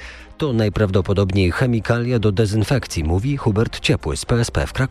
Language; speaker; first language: Polish; native; Polish